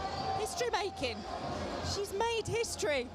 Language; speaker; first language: English; native; English